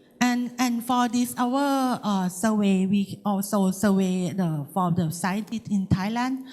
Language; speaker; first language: English; non-native, learner; Thai